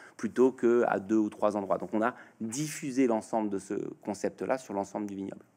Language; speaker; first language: French; native; French